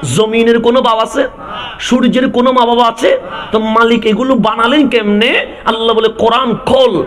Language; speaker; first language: Bangla; non-native, local second language; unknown